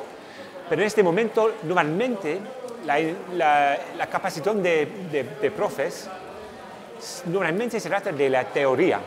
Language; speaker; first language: Spanish; non-native, fluent; English